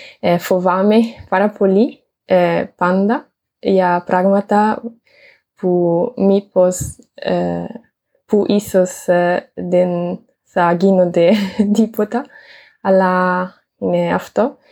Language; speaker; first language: Greek; non-native, learner; Italian